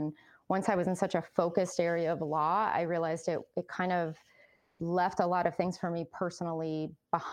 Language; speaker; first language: English; early bilingual, other home language; Spanish